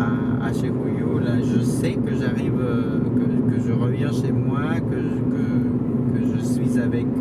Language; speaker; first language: French; non-native, fluent; Spanish